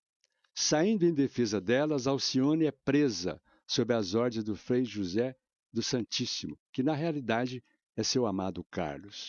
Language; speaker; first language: Portuguese; native; Portuguese